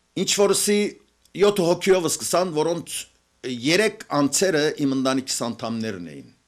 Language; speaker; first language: Armenian; native; Armenian